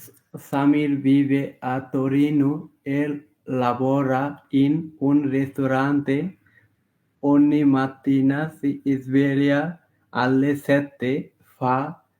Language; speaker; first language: Italian; non-native, learner; Bangla